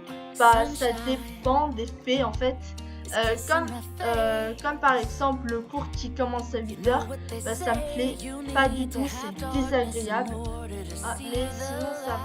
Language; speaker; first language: French; early bilingual, other home language; Korean